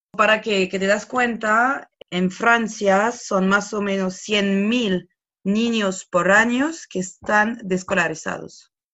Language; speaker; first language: Spanish; non-native, fluent; French